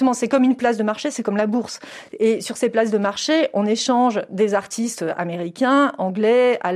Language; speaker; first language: French; native; French